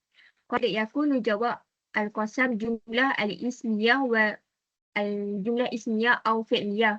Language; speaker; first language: Arabic; non-native, learner; Malay